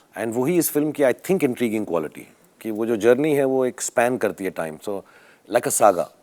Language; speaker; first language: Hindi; native; Hindi